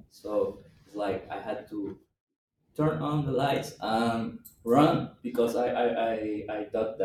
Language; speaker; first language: English; non-native, fluent; Spanish